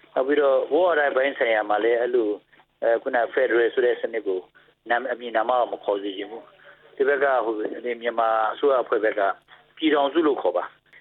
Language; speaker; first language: Burmese; non-native, local second language; S'gaw Karen